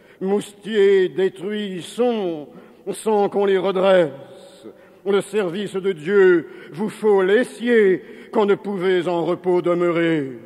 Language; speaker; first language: French; native; French